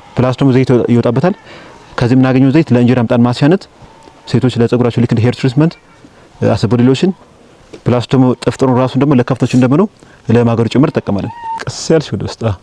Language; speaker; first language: Amharic; non-native, local second language; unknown